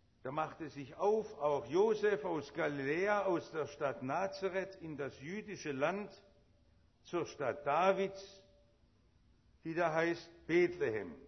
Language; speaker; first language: German; native; German